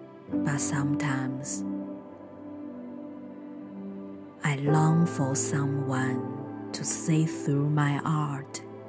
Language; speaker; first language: English; non-native, fluent; Chinese